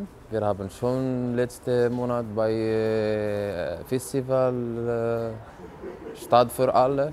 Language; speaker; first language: German; non-native, learner; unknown